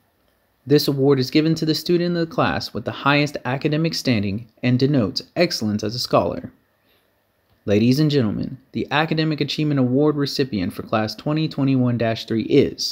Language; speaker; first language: English; native; English